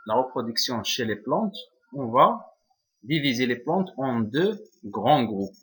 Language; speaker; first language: French; non-native, local second language; Arabic